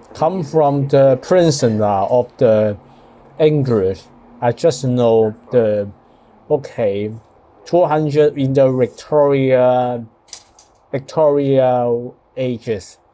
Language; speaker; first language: English; non-native, learner; Cantonese